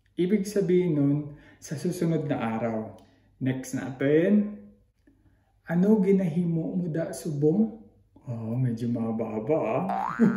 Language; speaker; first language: Filipino; non-native, local second language; Hiligaynon